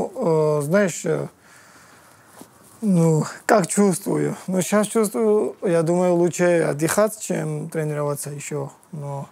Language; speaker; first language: Russian; non-native, learner; Georgian